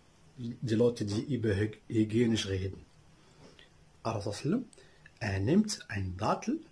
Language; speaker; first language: German; non-native, learner; Arabic